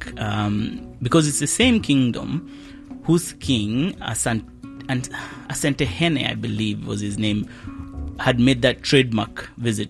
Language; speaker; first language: English; non-native, local second language; Kikuyu